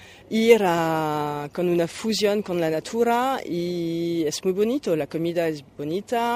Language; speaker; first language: Spanish; non-native, fluent; French